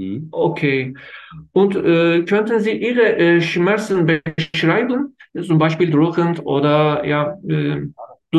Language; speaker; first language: German; non-native, learner; Turkish